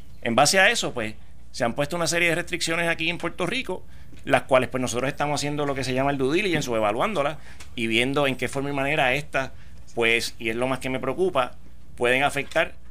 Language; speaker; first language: Spanish; native; Spanish